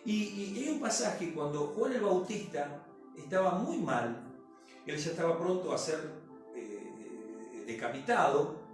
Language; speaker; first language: Spanish; native; Spanish